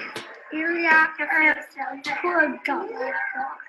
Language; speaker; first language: French; non-native, learner; English